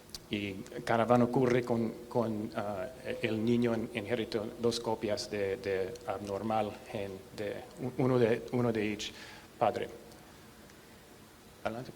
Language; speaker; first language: Spanish; non-native, learner; English